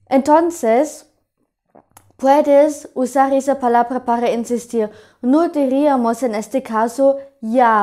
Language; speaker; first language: Spanish; non-native, fluent; German